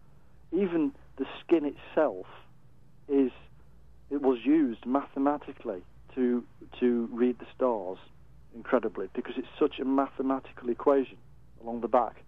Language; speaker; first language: English; native; English